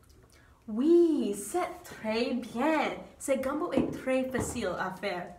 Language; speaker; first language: French; non-native, learner; English